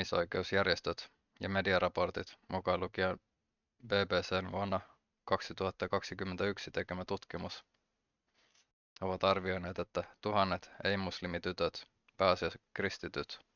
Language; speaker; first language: Finnish; native; Finnish